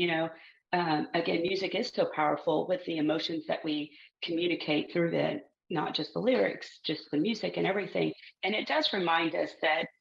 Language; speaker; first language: English; native; English